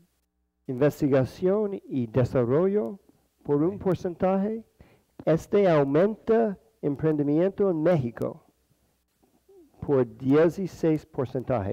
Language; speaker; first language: Spanish; non-native, fluent; English